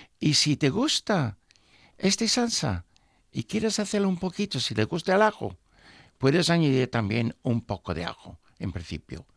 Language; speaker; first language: Spanish; non-native, fluent; English